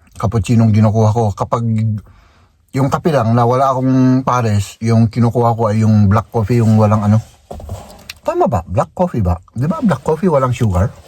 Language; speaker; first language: Filipino; non-native, local second language; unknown